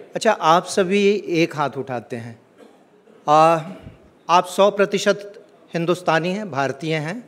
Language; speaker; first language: Hindi; native; Hindi